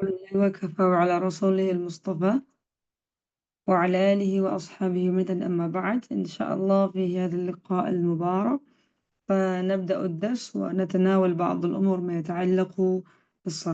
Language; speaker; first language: Arabic; non-native, fluent; Indonesian